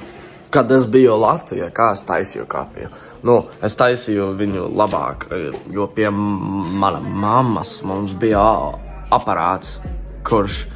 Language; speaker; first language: Latvian; early bilingual, heritage; English